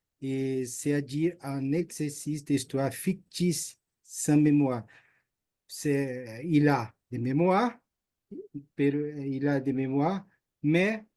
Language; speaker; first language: French; non-native, learner; Portuguese